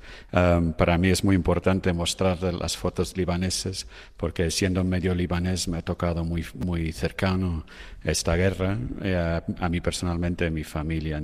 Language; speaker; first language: Spanish; non-native, fluent; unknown